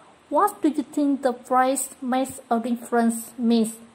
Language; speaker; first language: English; non-native, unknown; Vietnamese